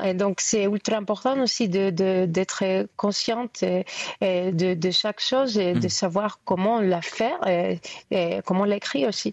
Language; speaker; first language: French; non-native, fluent; Greek